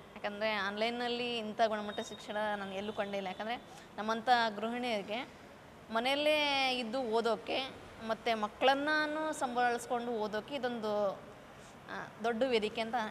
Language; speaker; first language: Kannada; non-native, local second language; Lambadi